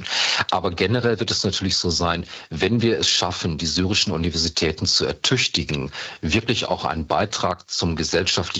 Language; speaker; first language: German; native; German